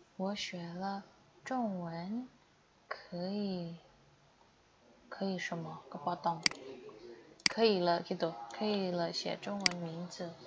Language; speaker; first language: Chinese; non-native, fluent; Indonesian